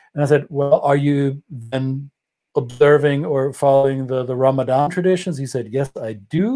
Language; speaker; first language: English; non-native, fluent; German